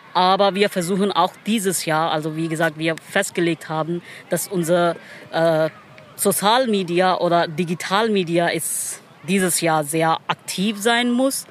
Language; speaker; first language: German; non-native, learner; Pashto